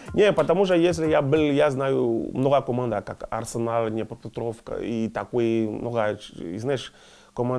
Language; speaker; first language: Russian; non-native, learner; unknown